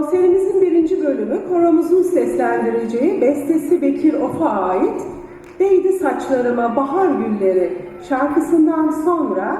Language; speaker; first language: Turkish; native; Turkish